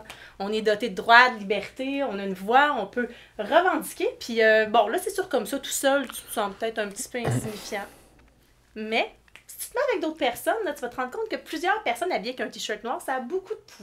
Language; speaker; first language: French; native; French